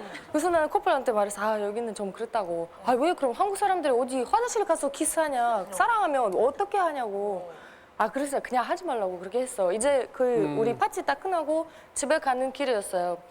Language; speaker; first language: Korean; non-native, fluent; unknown